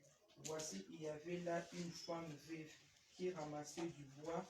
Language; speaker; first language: French; non-native, local second language; Lingala